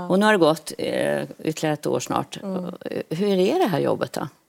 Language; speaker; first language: Swedish; native; Swedish